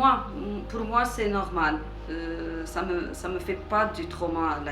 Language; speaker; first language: French; non-native, local second language; Arabic